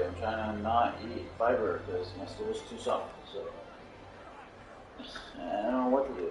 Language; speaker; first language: English; native; English